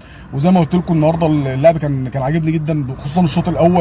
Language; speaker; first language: Arabic; native; Arabic